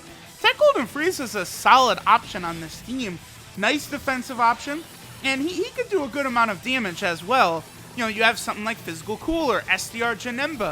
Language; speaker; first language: English; native; English